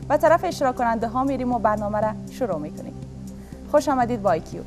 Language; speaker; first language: Persian; native; Persian